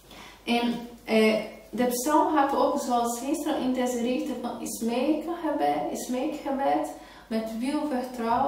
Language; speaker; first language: Dutch; non-native, fluent; Portuguese